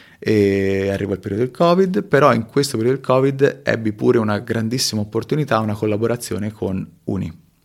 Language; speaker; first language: Italian; early bilingual, other home language; Spanish